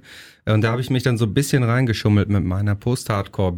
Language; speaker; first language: German; native; German